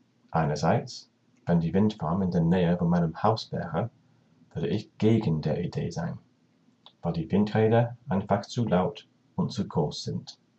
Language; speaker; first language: German; non-native, learner; English